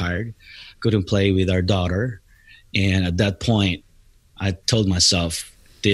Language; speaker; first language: English; non-native, local second language; Filipino